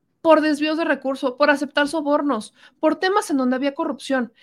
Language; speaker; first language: Spanish; native; Spanish